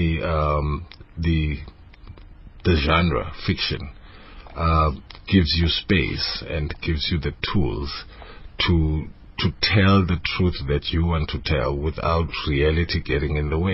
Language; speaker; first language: English; non-native, local second language; Zulu